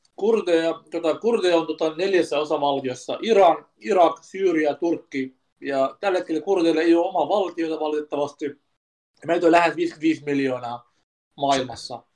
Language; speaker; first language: Finnish; early bilingual, other home language; Kurdish